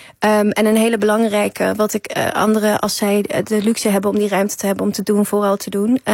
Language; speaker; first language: Dutch; early bilingual, other home language; Persian